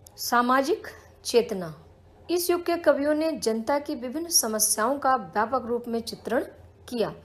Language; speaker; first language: Hindi; native; Hindi